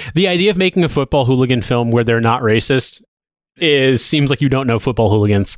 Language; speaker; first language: English; native; English